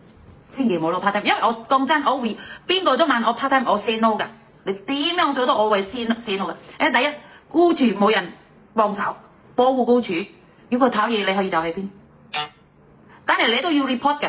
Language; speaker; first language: Cantonese; non-native, fluent; Indonesian